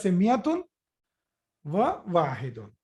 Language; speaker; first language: Arabic; non-native, fluent; Urdu